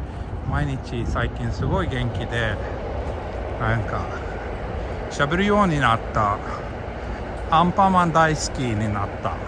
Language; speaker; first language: Japanese; non-native, fluent; Swedish